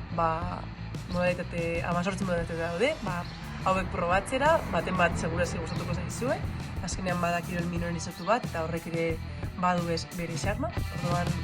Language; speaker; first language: Basque; non-native, local second language; Spanish